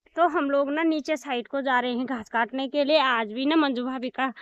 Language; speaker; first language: Hindi; native; Hindi